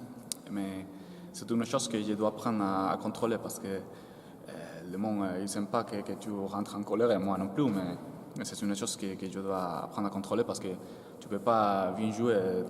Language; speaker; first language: French; non-native, fluent; Spanish